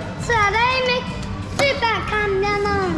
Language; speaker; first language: Turkish; early bilingual, heritage; Turkish